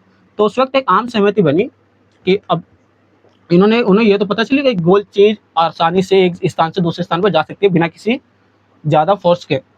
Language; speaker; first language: Hindi; native; Hindi